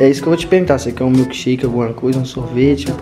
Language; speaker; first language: Portuguese; native; Portuguese